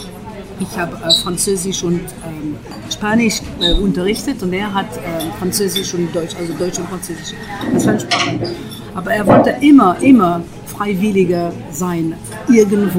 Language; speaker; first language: German; non-native, fluent; French